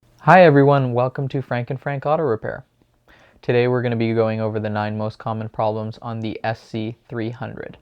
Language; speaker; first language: English; native; English